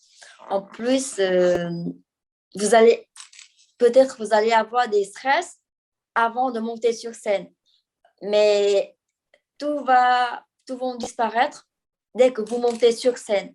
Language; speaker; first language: French; non-native, fluent; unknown